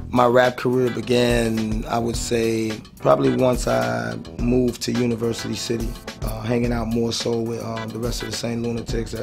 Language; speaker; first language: English; native; English